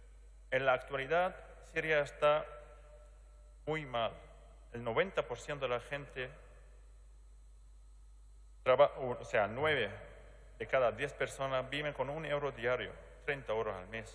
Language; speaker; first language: Spanish; non-native, fluent; Arabic